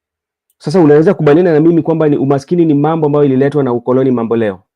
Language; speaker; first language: Swahili; non-native, local second language; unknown